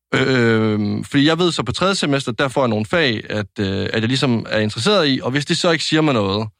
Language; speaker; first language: Danish; non-native, fluent; Spanish